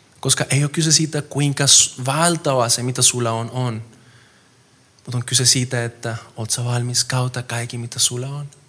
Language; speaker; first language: Finnish; non-native, fluent; Spanish